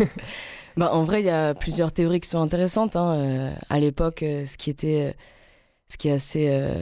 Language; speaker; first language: French; native; French